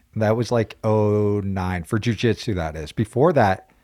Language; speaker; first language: English; native; English